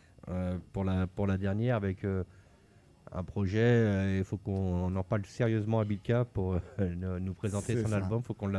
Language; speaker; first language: French; native; French